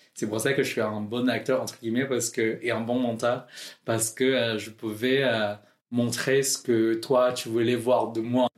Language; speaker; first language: French; non-native, fluent; Filipino